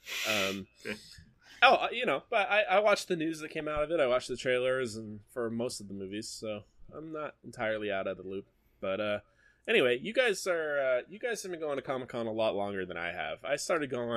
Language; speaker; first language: English; native; English